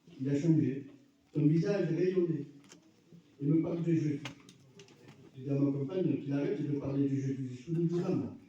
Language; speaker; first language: French; early bilingual, other home language; Arabic